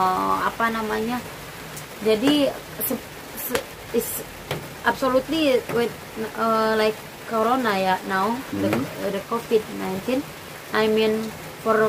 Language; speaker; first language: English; non-native, learner; Indonesian